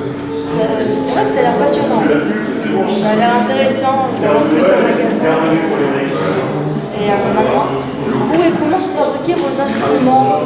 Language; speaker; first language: French; native; French